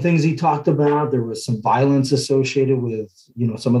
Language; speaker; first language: English; native; English